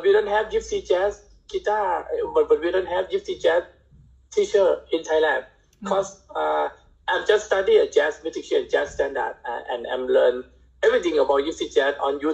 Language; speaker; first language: English; non-native, learner; Thai